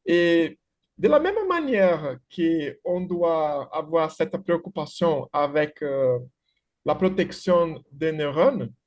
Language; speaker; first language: French; non-native, fluent; Portuguese